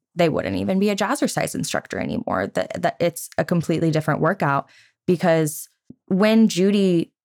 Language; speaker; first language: English; native; English